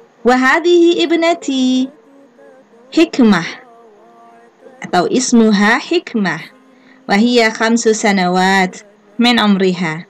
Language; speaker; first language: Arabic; non-native, fluent; Indonesian